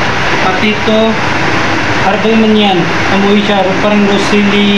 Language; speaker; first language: Filipino; non-native, learner; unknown